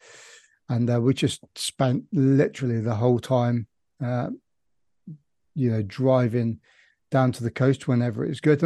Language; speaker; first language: English; native; English